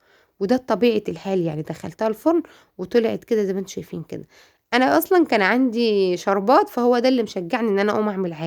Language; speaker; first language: Arabic; native; Arabic